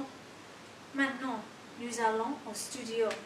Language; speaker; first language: French; non-native, learner; English